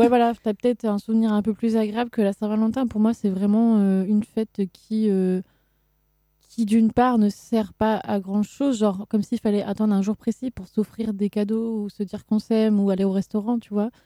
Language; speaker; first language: French; native; French